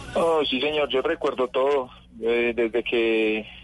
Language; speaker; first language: Spanish; native; Spanish